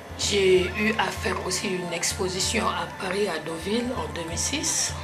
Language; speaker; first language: French; non-native, local second language; Wolof